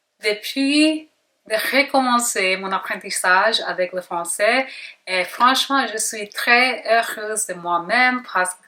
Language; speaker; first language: French; non-native, learner; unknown